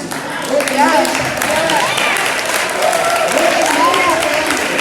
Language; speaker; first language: English; native; English